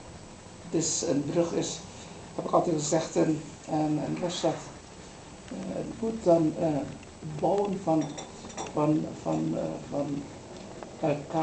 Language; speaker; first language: Dutch; non-native, fluent; Indonesian